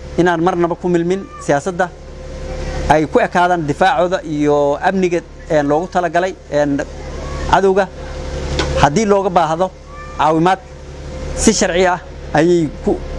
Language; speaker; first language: Somali; native; Somali